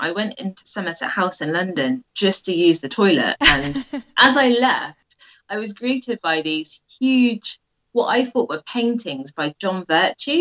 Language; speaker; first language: English; native; English